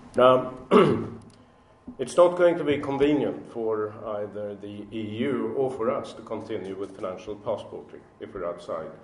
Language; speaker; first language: English; non-native, fluent; Swedish